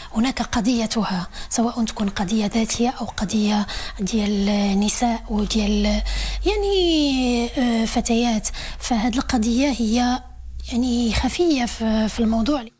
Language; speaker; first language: Arabic; native; Arabic